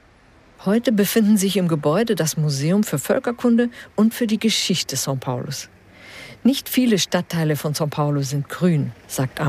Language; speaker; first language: German; early bilingual, heritage; German